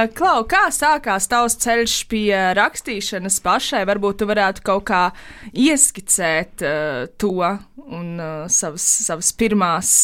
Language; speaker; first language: Latvian; native; Latvian